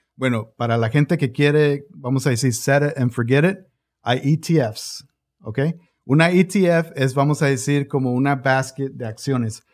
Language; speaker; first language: Spanish; early bilingual, heritage; Spanish